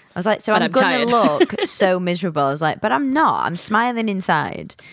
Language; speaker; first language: English; native; English